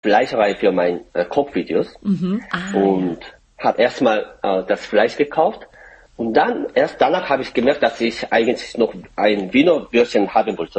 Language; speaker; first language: German; non-native, fluent; Korean